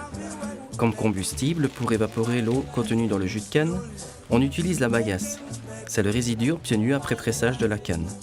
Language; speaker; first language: French; native; French